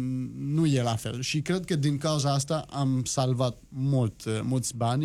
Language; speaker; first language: Romanian; non-native, learner; French